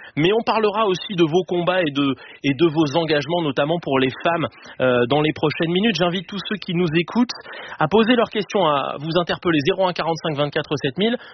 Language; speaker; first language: French; native; French